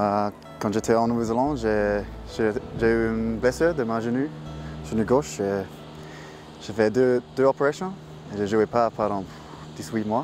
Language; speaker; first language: French; non-native, learner; English